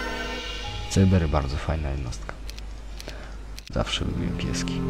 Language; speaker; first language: Polish; native; Polish